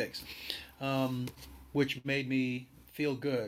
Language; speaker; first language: English; non-native, local second language; Yoruba